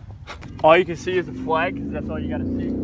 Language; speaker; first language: English; native; English